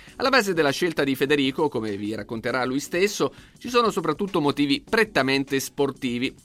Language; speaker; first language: Italian; native; Italian